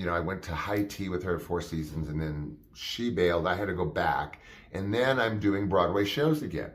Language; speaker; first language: English; native; English